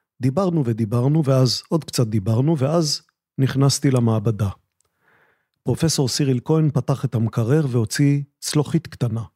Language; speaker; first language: Hebrew; native; Hebrew